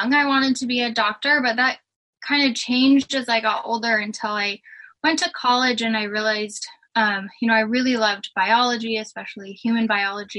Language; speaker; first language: English; native; English